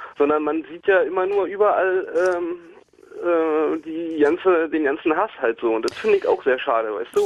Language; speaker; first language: German; native; German